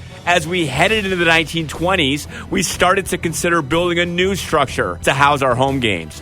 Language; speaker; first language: English; native; English